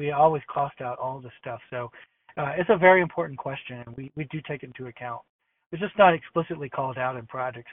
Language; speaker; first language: English; native; English